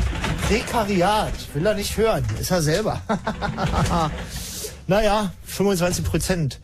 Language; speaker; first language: German; native; German